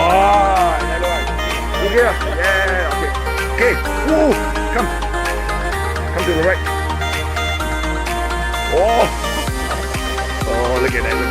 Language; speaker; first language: English; non-native, learner; Thai